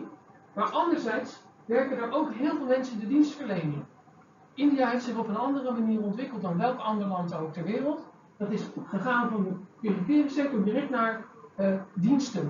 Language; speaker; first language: Dutch; native; Dutch